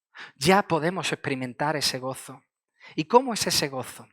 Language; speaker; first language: Spanish; native; Spanish